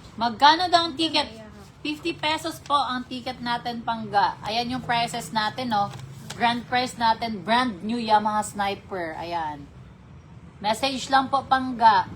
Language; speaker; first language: Filipino; non-native, local second language; Cebuano